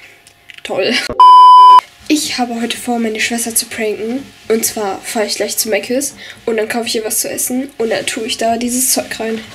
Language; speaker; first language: German; native; German